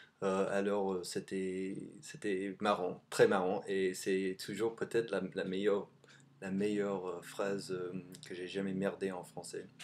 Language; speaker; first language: French; non-native, fluent; English